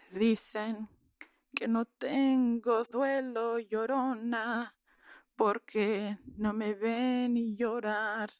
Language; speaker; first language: Spanish; early bilingual, heritage; Spanish